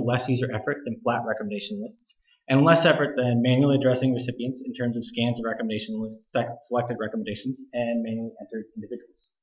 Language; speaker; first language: English; native; English